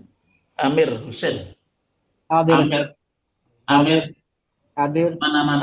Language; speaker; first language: Arabic; non-native, fluent; Indonesian